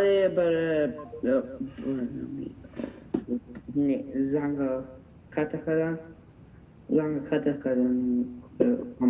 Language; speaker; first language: Persian; early bilingual, heritage; Persian